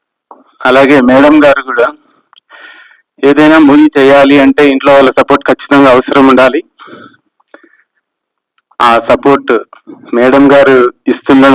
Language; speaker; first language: Telugu; native; Telugu